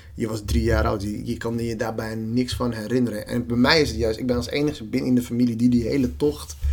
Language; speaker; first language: Dutch; early bilingual, other home language; Somali